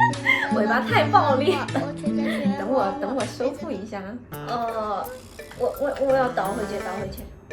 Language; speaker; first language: Chinese; native; Chinese